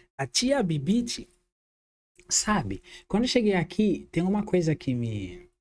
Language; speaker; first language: Portuguese; non-native, fluent; Haitian Creole